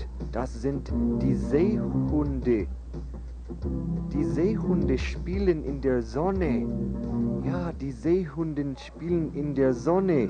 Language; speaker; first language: German; non-native, fluent; English